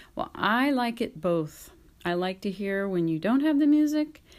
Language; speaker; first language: English; native; English